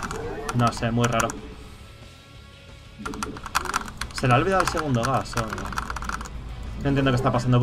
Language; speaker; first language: Spanish; native; Spanish